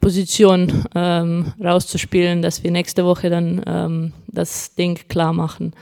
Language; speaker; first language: German; non-native, fluent; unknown